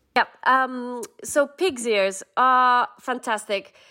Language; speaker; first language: English; non-native, fluent; Russian